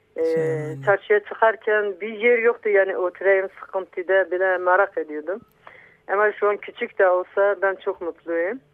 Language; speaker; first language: Turkish; non-native, local second language; Kurdish